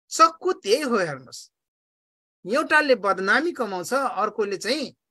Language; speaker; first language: Nepali; non-native, local second language; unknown